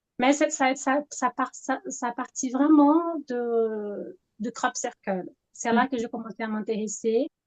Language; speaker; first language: French; non-native, fluent; Portuguese